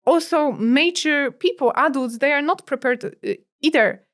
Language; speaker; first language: English; non-native, fluent; Polish